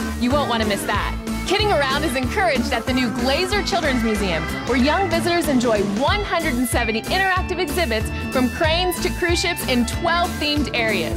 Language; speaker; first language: English; native; English